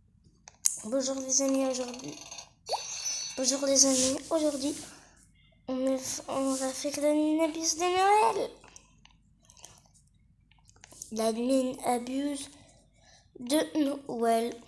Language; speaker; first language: French; native; French